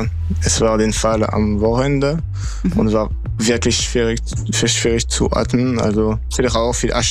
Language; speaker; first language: German; non-native, fluent; French